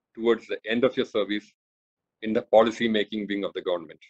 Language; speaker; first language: English; non-native, local second language; Malayalam